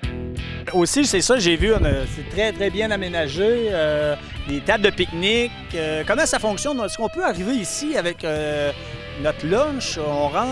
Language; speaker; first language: French; native; French